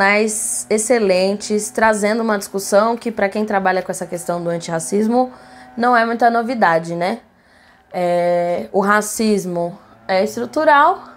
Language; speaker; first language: Portuguese; native; Portuguese